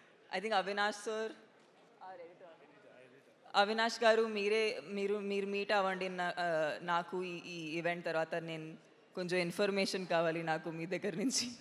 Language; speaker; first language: Telugu; non-native, local second language; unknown